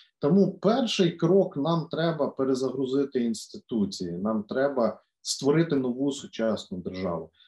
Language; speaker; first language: Ukrainian; native; Ukrainian